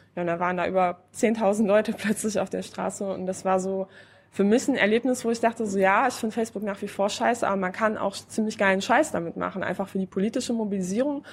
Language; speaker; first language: German; non-native, fluent; Polish